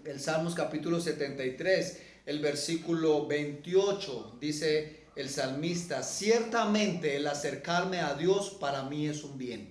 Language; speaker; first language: Spanish; native; Spanish